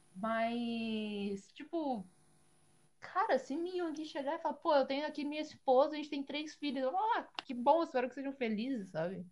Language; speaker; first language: Portuguese; native; Portuguese